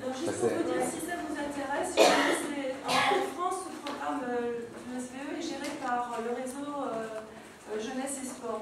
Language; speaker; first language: French; native; French